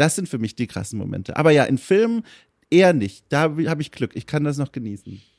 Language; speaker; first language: German; native; German